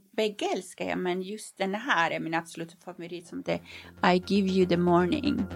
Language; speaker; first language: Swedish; non-native, fluent; Persian